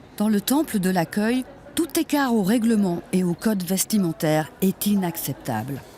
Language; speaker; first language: French; native; French